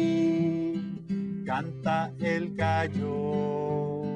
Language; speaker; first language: Spanish; non-native, fluent; English